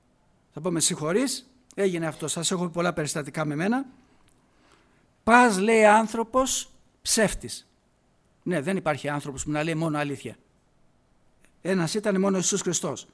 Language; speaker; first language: Greek; native; Greek